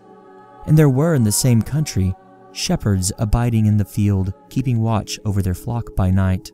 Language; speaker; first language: English; native; English